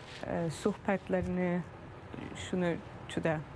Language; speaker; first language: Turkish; early bilingual, heritage; German